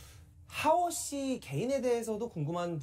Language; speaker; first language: Korean; native; Korean